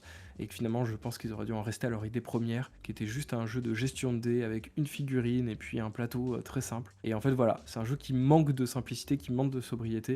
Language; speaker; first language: French; native; French